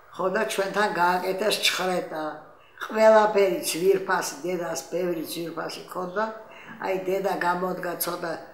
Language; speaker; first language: Georgian; native; Georgian